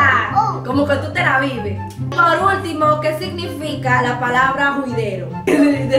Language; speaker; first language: Spanish; native; Spanish